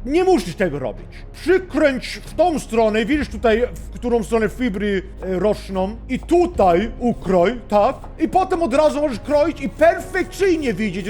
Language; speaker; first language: Polish; non-native, learner; Swedish